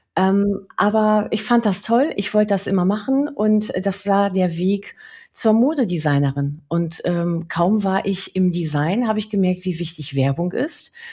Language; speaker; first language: German; early bilingual, other home language; Spanish